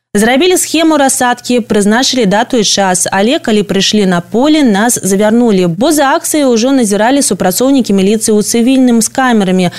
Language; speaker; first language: Belarusian; non-native, local second language; Russian